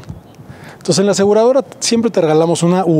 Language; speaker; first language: Spanish; native; Spanish